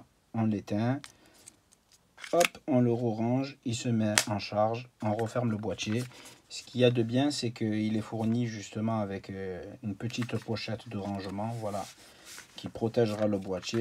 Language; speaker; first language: French; native; French